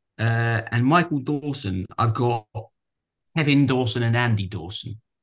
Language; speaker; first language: English; native; English